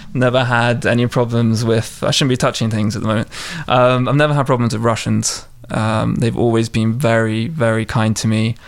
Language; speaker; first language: English; native; English